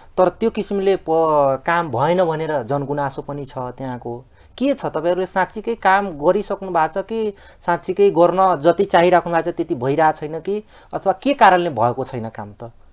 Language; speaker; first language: Nepali; non-native, local second language; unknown